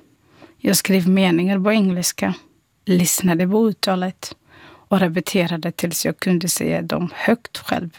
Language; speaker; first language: Swedish; non-native, fluent; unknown